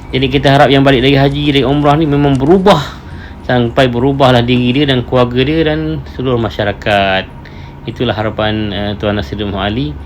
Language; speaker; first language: Malay; native; Malay